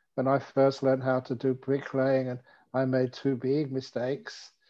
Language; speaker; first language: English; native; English